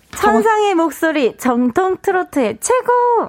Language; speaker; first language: Korean; native; Korean